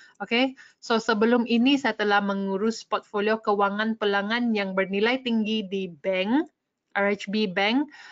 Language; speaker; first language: Malay; non-native, local second language; English